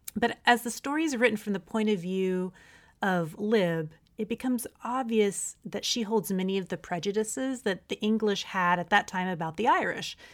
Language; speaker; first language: English; native; English